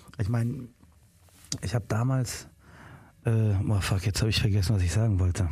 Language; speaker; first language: German; early bilingual, other home language; Arabic